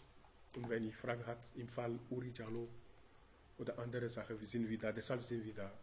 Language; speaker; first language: German; non-native, learner; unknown